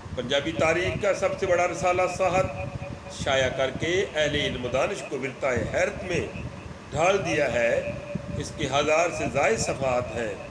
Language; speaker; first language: Urdu; non-native, local second language; Punjabi